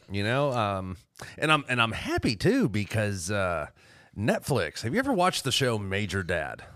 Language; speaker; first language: English; native; English